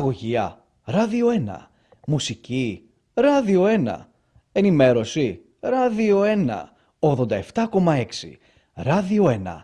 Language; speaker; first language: Greek; native; Greek